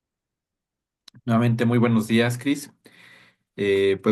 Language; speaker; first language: Spanish; native; Spanish